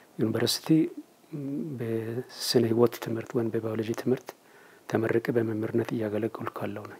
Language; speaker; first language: Amharic; non-native, local second language; Wolaytta